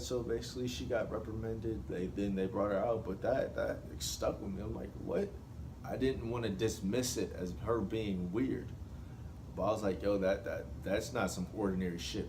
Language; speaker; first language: English; native; English